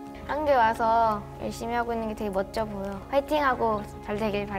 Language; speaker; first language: Korean; native; Korean